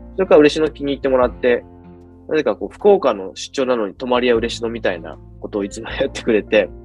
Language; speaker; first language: Japanese; native; Japanese